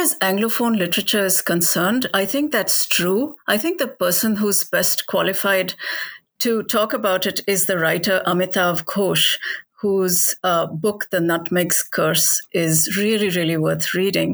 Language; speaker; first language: English; non-native, local second language; Hindi